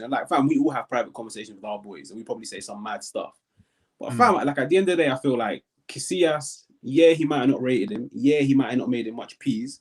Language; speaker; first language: English; native; English